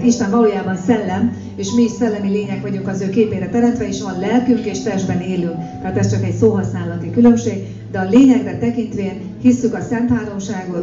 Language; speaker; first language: Hungarian; native; Hungarian